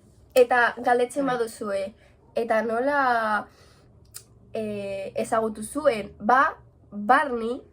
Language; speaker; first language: Basque; non-native, local second language; Spanish